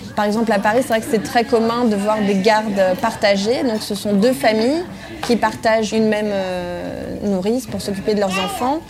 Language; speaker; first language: French; native; French